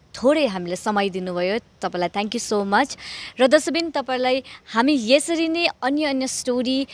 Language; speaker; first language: Nepali; native; Nepali